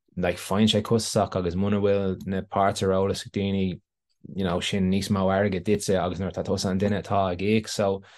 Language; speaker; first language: Irish; non-native, local second language; English